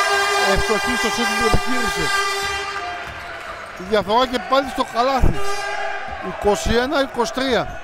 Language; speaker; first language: Greek; native; Greek